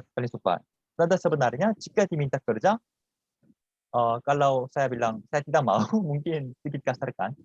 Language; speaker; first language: Indonesian; non-native, fluent; Korean